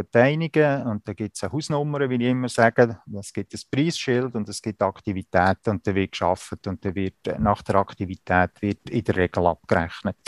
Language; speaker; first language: German; native; German